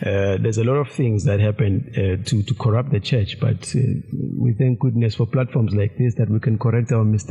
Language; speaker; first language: English; non-native, local second language; Zulu